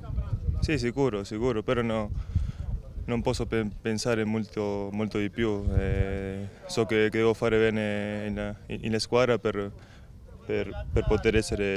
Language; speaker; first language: Italian; non-native, fluent; Spanish